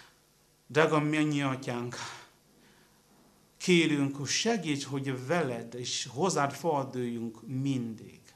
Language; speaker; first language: Hungarian; non-native, learner; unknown